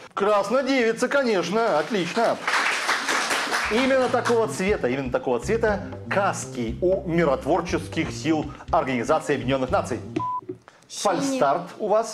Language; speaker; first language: Russian; native; Russian